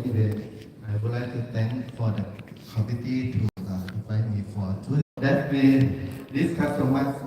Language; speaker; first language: English; non-native, learner; Thai